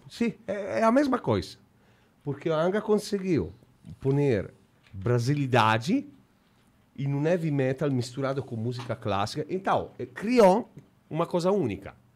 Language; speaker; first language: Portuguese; non-native, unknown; Italian